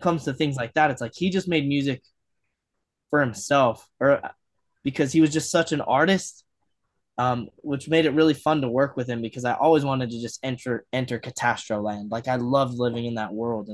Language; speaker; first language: English; native; English